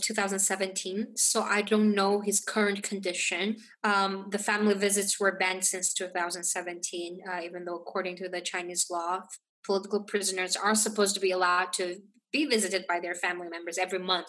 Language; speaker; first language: English; non-native, fluent; Chinese